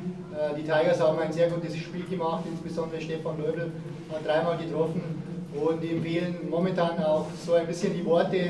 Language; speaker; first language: German; native; German